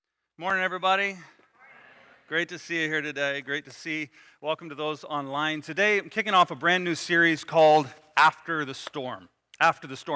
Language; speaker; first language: English; native; English